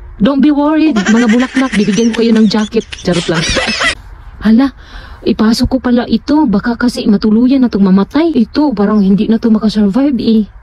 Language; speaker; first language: Filipino; non-native, local second language; Cebuano